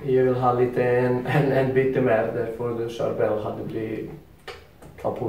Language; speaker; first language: Swedish; non-native, learner; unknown